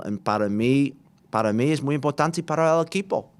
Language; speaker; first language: Spanish; non-native, learner; English